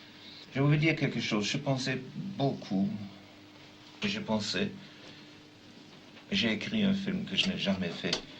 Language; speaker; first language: French; non-native, fluent; German